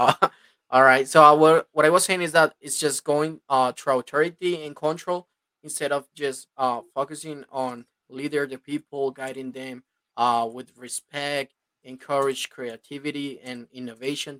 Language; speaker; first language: English; non-native, fluent; Spanish